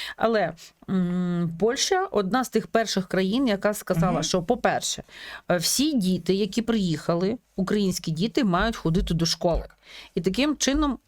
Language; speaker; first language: Ukrainian; native; Ukrainian